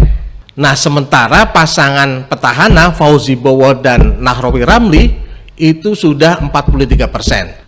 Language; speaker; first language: Indonesian; native; Indonesian